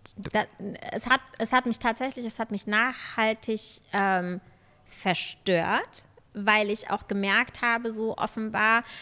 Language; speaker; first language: German; native; German